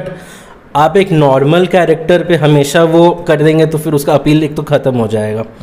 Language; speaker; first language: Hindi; native; Hindi